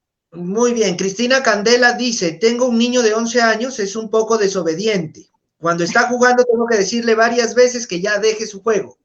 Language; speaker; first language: Spanish; native; Spanish